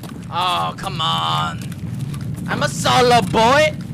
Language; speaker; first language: English; non-native, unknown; Korean